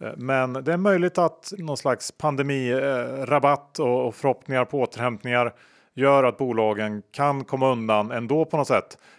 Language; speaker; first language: Swedish; native; Swedish